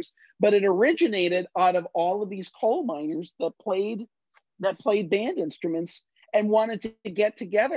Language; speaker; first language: English; native; English